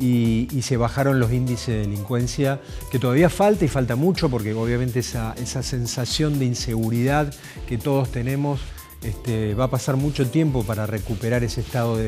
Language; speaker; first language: Spanish; native; Spanish